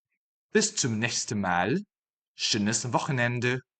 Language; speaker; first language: German; non-native, fluent; Chinese